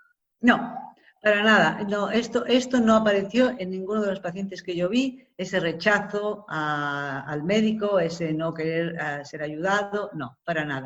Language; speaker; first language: Spanish; native; Spanish